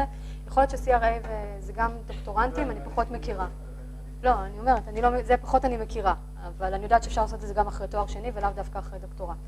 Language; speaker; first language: Hebrew; native; Hebrew